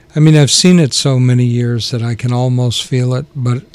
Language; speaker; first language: English; native; English